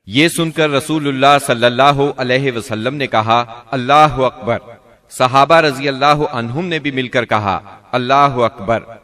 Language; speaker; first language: Urdu; native; Urdu